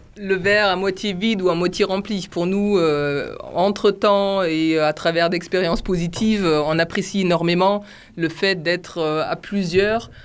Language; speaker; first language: French; non-native, fluent; German